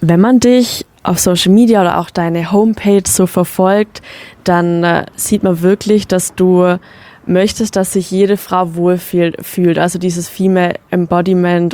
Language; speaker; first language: German; native; German